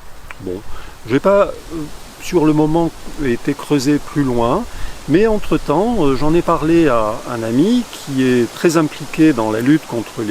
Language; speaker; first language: French; native; French